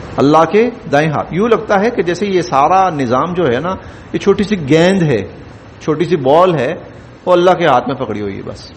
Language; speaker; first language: Urdu; non-native, local second language; Punjabi